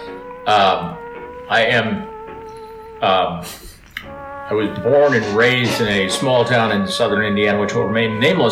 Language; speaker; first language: English; native; English